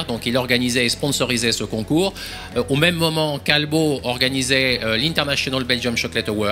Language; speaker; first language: French; native; French